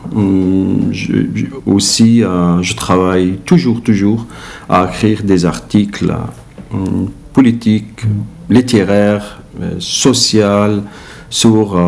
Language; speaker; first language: French; non-native, learner; Arabic